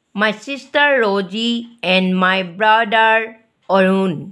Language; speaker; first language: English; non-native, local second language; Assamese